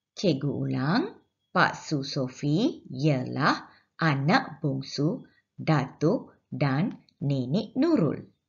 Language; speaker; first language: Malay; non-native, local second language; Tamil